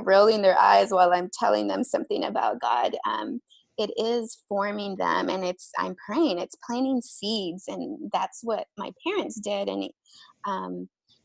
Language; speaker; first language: English; native; English